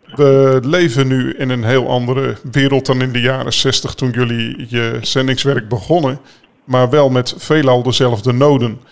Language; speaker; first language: Dutch; native; Dutch